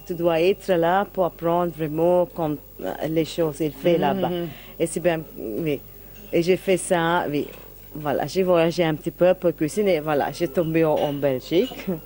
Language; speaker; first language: French; non-native, learner; English